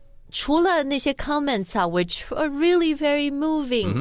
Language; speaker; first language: English; non-native, fluent; Chinese